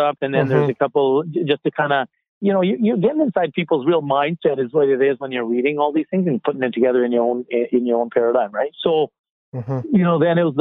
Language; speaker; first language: English; native; English